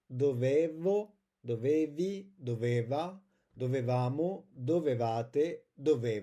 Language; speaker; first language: Italian; non-native, fluent; French